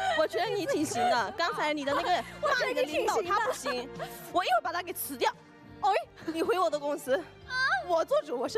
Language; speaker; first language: Chinese; native; Chinese